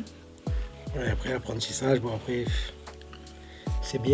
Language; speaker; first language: French; native; French